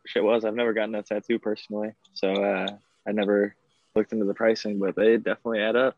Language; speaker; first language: English; native; English